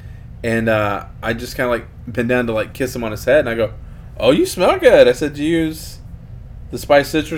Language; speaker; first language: English; native; English